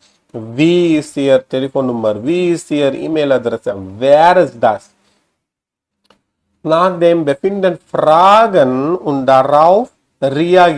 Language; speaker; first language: German; non-native, learner; Tamil